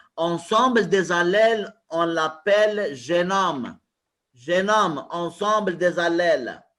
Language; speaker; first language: French; non-native, local second language; Arabic